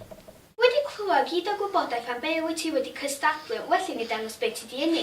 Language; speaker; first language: Welsh; native; Welsh